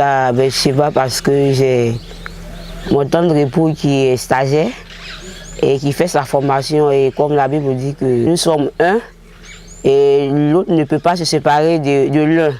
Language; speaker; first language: French; non-native, local second language; Baoulé